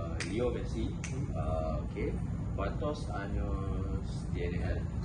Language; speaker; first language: Spanish; non-native, learner; Malay